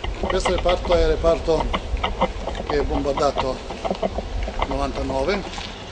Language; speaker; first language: Italian; non-native, learner; Serbian